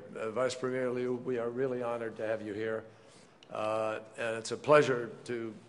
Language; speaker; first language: English; native; English